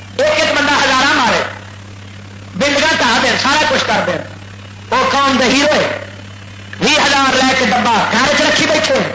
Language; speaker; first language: Urdu; native; Urdu